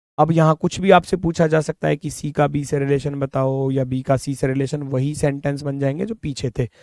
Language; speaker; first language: Hindi; native; Hindi